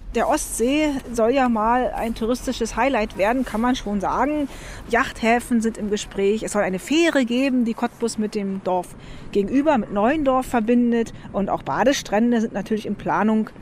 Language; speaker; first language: German; native; German